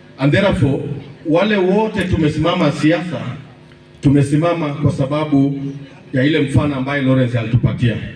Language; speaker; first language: Swahili; non-native, local second language; Luyia